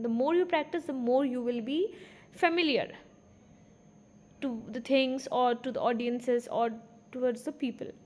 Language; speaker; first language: English; non-native, fluent; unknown